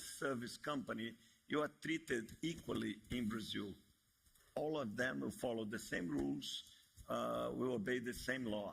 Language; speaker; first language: English; non-native, fluent; Portuguese